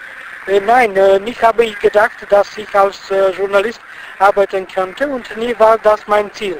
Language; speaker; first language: German; non-native, fluent; Bulgarian